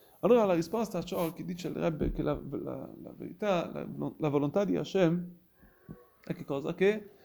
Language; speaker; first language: Italian; non-native, fluent; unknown